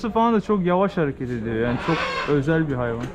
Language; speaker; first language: Turkish; native; Turkish